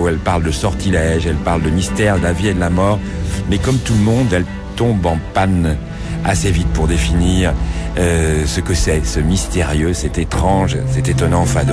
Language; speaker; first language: French; native; French